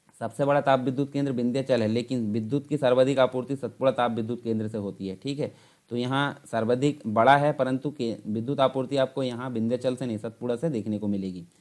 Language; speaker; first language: Hindi; native; Hindi